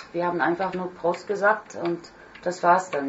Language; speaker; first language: German; non-native, fluent; Turkish